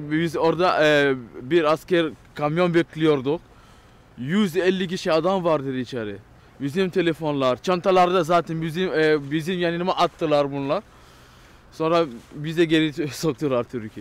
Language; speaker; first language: Turkish; non-native, learner; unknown